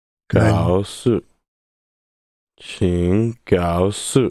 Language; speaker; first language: Chinese; non-native, learner; English